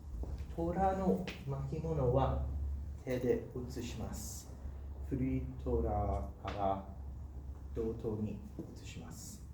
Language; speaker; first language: Japanese; non-native, learner; English